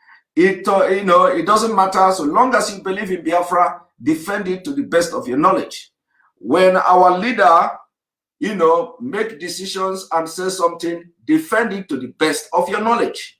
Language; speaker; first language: English; non-native, local second language; Igbo